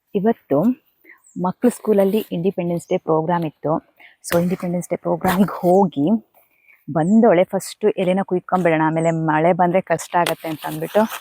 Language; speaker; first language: Kannada; non-native, local second language; Tulu